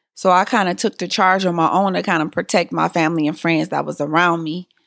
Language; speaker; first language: English; native; English